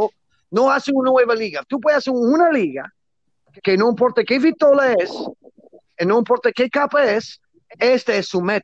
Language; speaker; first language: Spanish; non-native, learner; English